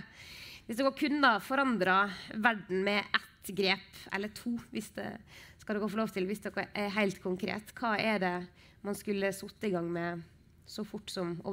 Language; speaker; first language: Norwegian; native; Norwegian